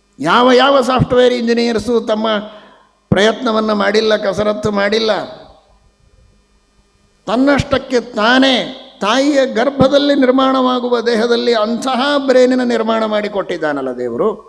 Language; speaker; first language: Kannada; native; Kannada